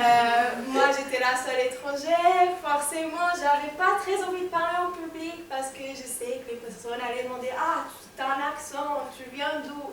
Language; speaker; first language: French; non-native, fluent; Portuguese